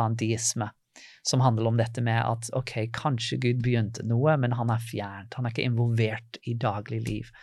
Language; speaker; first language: Norwegian; non-native, fluent; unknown